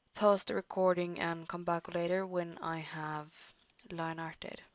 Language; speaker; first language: English; non-native, fluent; Norwegian